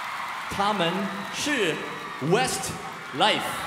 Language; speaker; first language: Chinese; early bilingual, heritage; English